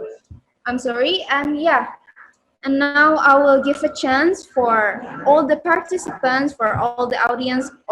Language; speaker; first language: English; non-native, learner; Indonesian